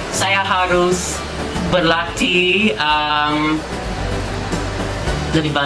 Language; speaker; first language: Indonesian; non-native, learner; English